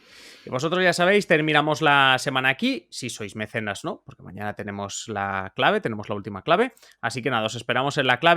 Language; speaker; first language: Spanish; native; Spanish